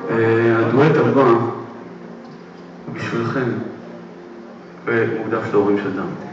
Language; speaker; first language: Hebrew; native; Hebrew